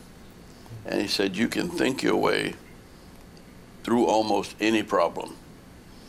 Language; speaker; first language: English; native; English